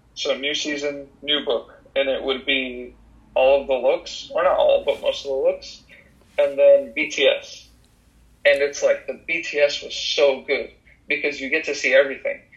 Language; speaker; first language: English; early bilingual, other home language; Russian